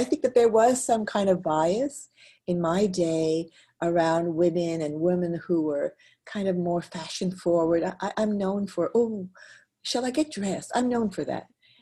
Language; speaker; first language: English; native; English